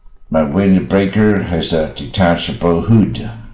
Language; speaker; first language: English; non-native, fluent; Chinese